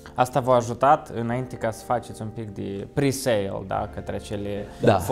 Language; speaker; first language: Romanian; native; Romanian